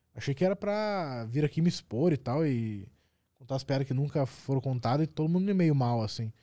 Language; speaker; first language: Portuguese; native; Portuguese